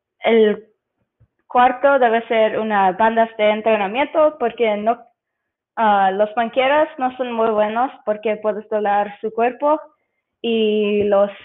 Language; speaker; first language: Spanish; non-native, learner; English